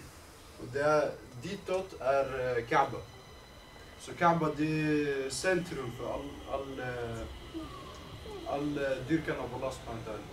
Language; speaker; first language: Swedish; early bilingual, other home language; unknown